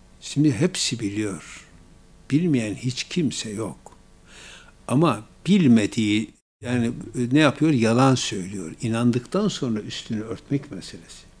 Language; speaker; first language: Turkish; native; Turkish